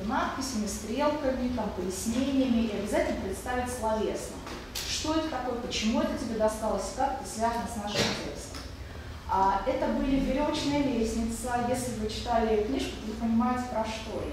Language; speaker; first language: Russian; native; Russian